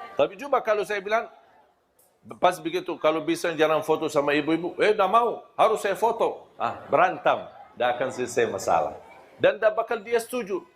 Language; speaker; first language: Malay; non-native, fluent; Arabic